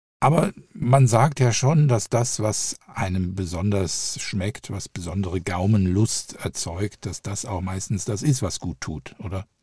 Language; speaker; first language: German; native; German